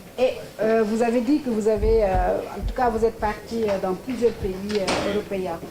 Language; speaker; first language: French; non-native, local second language; Wolof